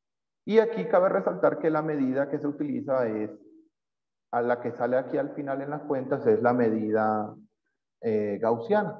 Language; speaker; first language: Spanish; native; Spanish